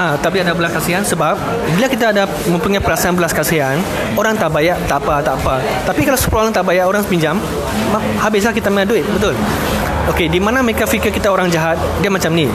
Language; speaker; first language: Malay; non-native, local second language; Chinese